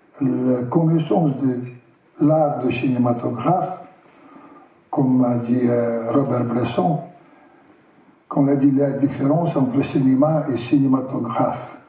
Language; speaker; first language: French; non-native, learner; Russian